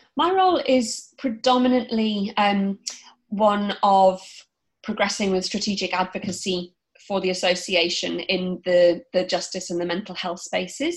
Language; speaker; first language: English; native; English